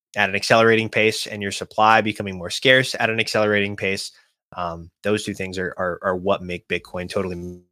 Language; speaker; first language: English; native; English